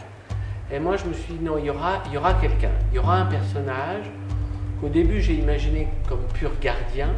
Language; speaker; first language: French; native; French